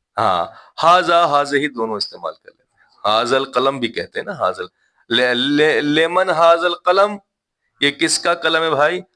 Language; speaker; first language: Urdu; native; Urdu